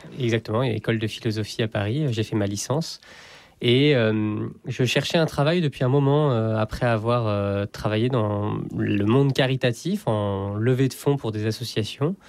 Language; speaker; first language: French; native; French